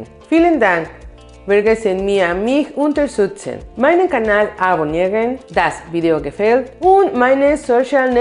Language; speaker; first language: German; non-native, learner; Spanish